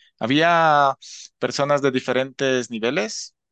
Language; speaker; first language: Spanish; native; Spanish